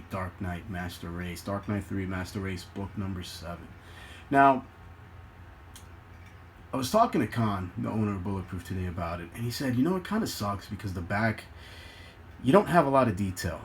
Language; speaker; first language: English; native; English